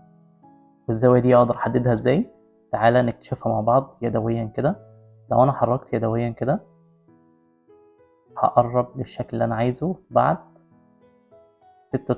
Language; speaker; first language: Arabic; native; Arabic